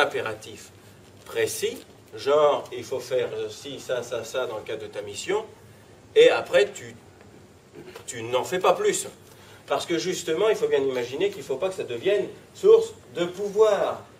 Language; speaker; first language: French; native; French